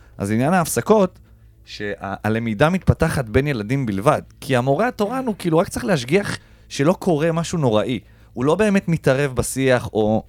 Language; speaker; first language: Hebrew; native; Hebrew